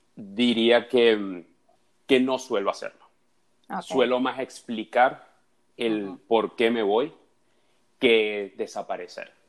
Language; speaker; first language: Spanish; native; Spanish